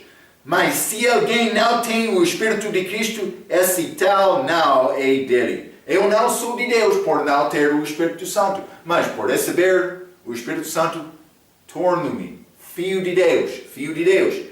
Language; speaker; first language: Portuguese; non-native, fluent; English